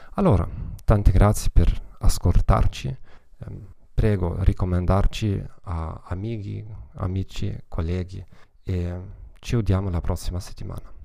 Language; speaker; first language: Italian; non-native, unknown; German